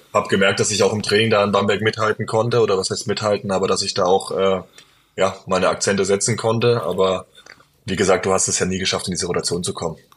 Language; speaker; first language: German; native; German